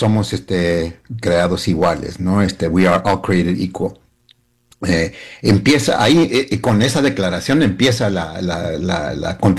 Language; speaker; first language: Spanish; early bilingual, heritage; Spanish